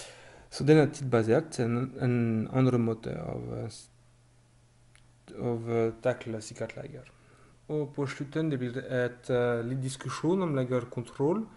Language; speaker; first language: Norwegian; non-native, learner; French